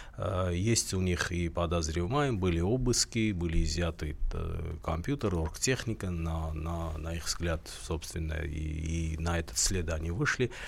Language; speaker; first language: Russian; non-native, local second language; Armenian